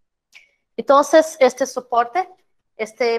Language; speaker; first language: Spanish; non-native, fluent; Portuguese